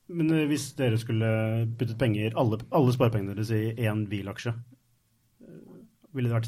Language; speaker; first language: Norwegian; native; Norwegian